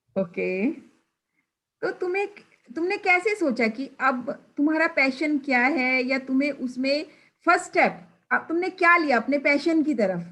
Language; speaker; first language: Hindi; native; Hindi